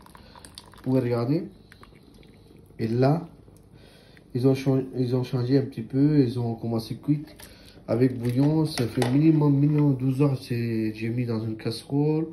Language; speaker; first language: French; non-native, learner; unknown